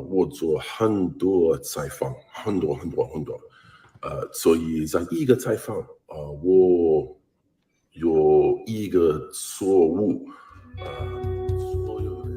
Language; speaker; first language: Chinese; non-native, learner; English